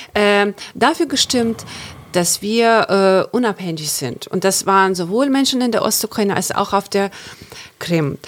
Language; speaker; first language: German; non-native, fluent; Ukrainian